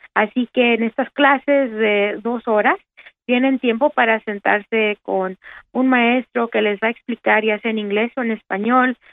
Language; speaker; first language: Spanish; early bilingual, heritage; Spanish